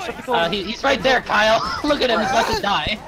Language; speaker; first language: English; native; English